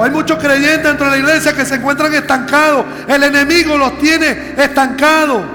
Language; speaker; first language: Spanish; native; Spanish